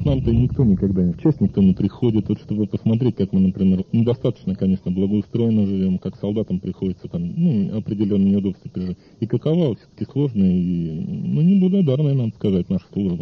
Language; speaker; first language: Russian; native; Russian